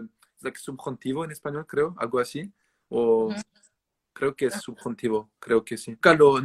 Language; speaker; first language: Spanish; non-native, fluent; French